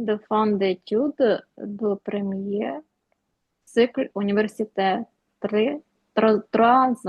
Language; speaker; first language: French; non-native, learner; Ukrainian